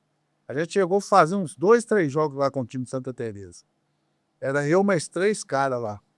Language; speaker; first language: Portuguese; native; Portuguese